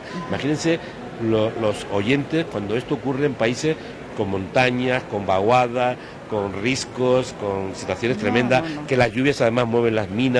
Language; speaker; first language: Spanish; native; Spanish